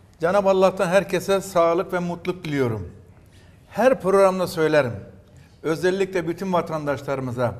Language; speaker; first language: Turkish; native; Turkish